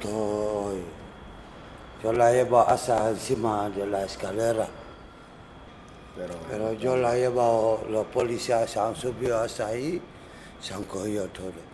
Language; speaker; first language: Spanish; non-native, learner; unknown